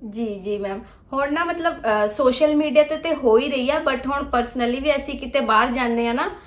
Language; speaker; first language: Punjabi; early bilingual, heritage; Punjabi